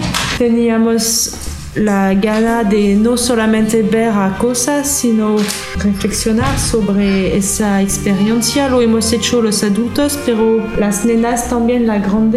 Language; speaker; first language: Spanish; non-native, fluent; French